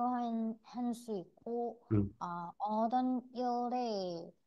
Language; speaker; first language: Korean; non-native, learner; Vietnamese